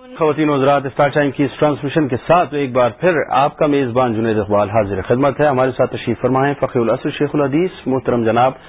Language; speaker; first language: Urdu; native; Urdu